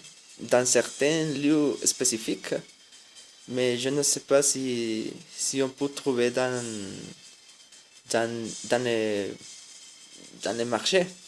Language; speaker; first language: French; non-native, learner; Spanish